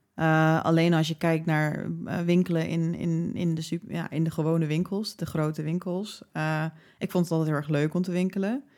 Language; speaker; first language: Dutch; early bilingual, other home language; English